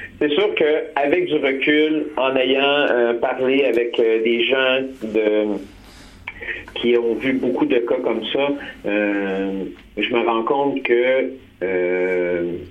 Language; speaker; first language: French; native; French